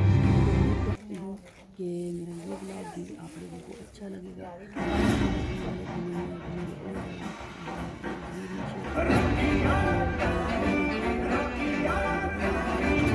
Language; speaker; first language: Urdu; native; Urdu